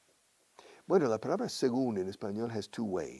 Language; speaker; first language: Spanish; non-native, fluent; English